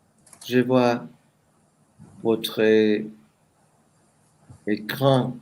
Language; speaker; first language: French; non-native, learner; Spanish